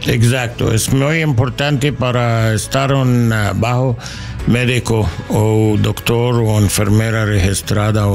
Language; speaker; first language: Spanish; non-native, learner; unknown